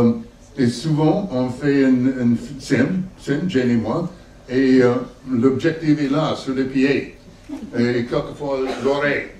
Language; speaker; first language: French; non-native, learner; English